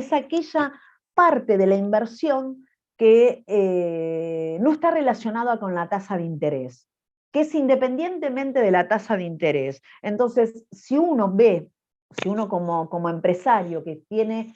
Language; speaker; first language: Spanish; native; Spanish